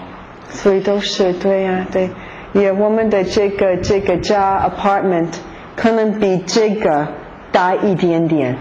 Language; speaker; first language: Chinese; non-native, fluent; English